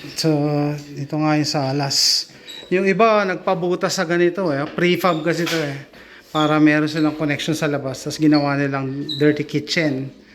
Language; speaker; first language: Filipino; native; Filipino